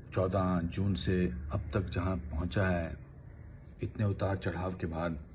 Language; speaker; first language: Hindi; native; Hindi